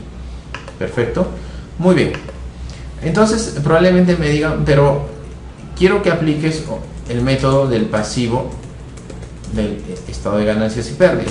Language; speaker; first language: Spanish; native; Spanish